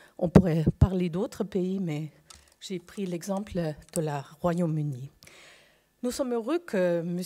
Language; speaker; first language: French; non-native, fluent; German